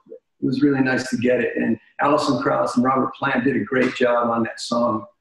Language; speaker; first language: English; native; English